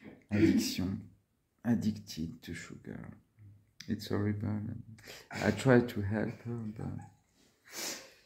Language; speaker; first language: English; non-native, learner; French